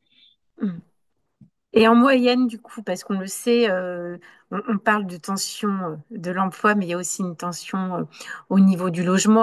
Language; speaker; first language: French; native; French